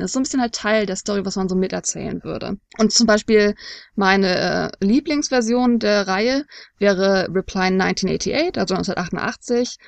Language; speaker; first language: German; native; German